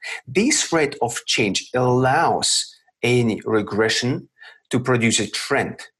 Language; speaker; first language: English; non-native, fluent; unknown